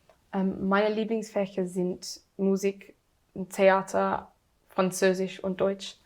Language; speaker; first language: German; non-native, learner; English